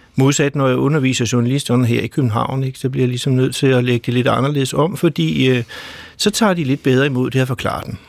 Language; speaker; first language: Danish; native; Danish